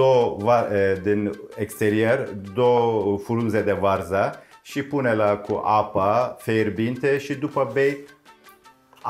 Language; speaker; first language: Romanian; non-native, learner; Turkish